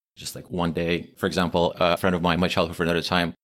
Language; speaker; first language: English; early bilingual, other home language; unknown